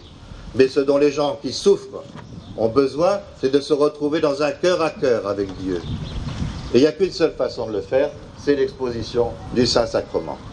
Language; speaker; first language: French; native; French